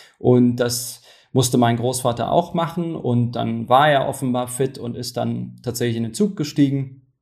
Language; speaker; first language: German; early bilingual, other home language; Turkish